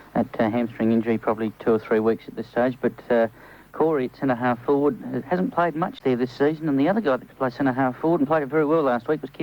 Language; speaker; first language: English; native; English